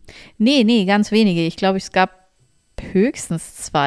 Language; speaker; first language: German; native; German